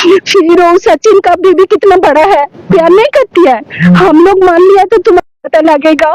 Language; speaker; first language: Hindi; non-native, local second language; Bangla